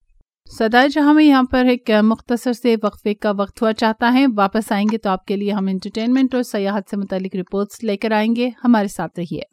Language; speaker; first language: Urdu; native; Urdu